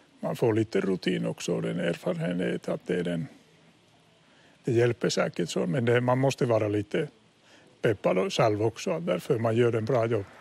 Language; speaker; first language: Swedish; non-native, fluent; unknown